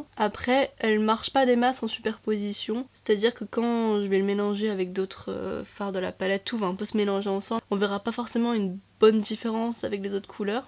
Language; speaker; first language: French; native; French